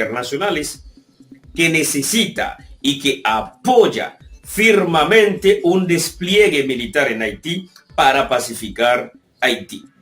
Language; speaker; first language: Spanish; non-native, fluent; Haitian Creole